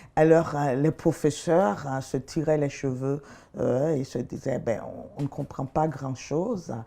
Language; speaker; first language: French; non-native, local second language; Haitian Creole